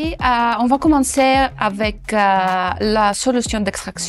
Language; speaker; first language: French; non-native, local second language; Dutch